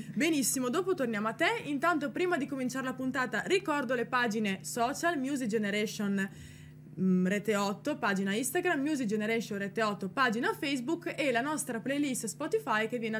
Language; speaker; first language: Italian; native; Italian